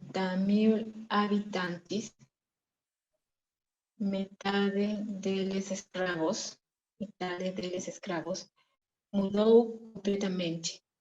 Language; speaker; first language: Portuguese; non-native, learner; Spanish